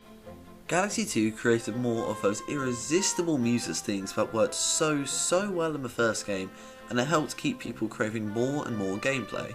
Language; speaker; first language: English; native; English